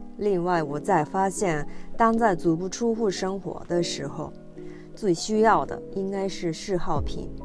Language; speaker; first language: Chinese; non-native, fluent; Japanese